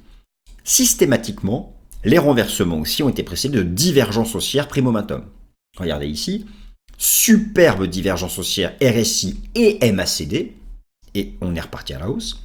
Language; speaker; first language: French; native; French